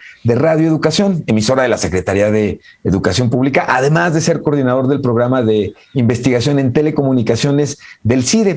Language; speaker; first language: Spanish; native; Spanish